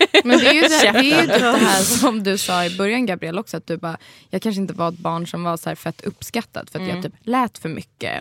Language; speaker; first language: Swedish; native; Swedish